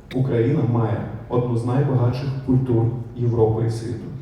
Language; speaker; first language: Ukrainian; non-native, local second language; Russian